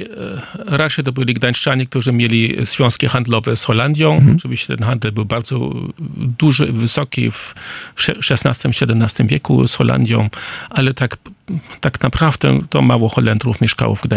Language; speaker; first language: Polish; non-native, fluent; German